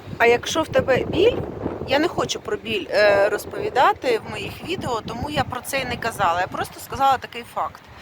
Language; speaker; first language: Ukrainian; non-native, local second language; Russian